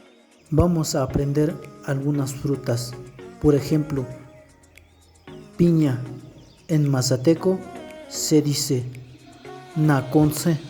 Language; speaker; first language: Spanish; non-native, local second language; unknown